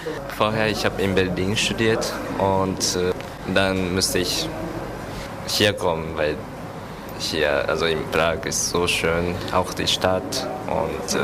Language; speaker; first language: German; non-native, learner; Japanese